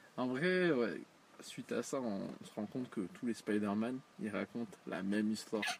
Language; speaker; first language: French; native; French